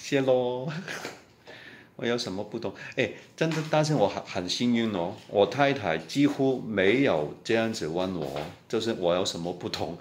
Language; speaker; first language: Chinese; non-native, local second language; Cantonese